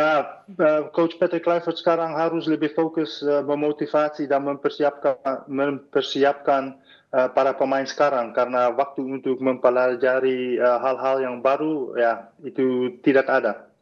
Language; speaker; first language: Indonesian; non-native, fluent; Dutch